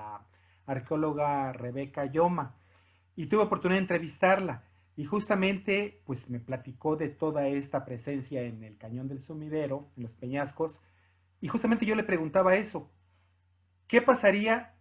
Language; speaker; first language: Spanish; native; Spanish